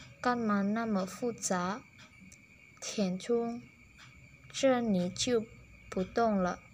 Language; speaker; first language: Chinese; non-native, learner; Indonesian